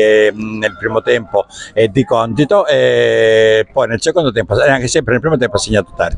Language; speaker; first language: Italian; native; Italian